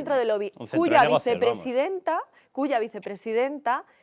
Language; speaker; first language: Spanish; native; Spanish